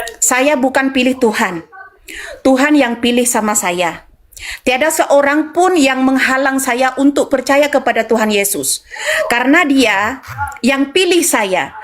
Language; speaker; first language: Indonesian; non-native, local second language; Madurese